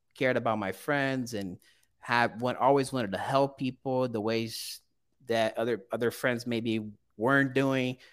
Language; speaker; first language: English; early bilingual, other home language; Portuguese